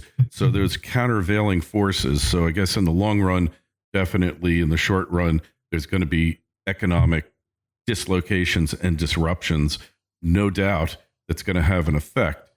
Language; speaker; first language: English; native; English